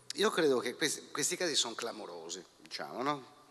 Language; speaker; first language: Italian; native; Italian